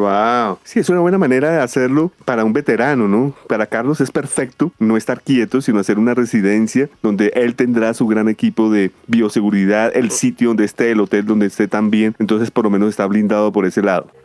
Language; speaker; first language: Spanish; native; Spanish